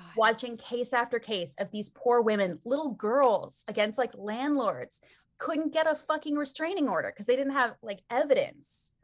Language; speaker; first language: English; native; English